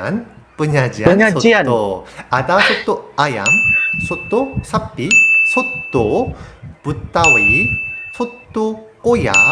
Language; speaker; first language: Indonesian; non-native, learner; Korean